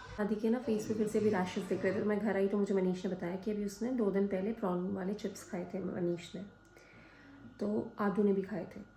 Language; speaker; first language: Hindi; native; Hindi